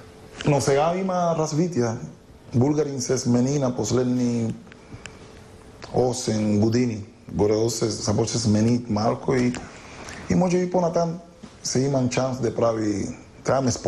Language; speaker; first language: Bulgarian; non-native, learner; Spanish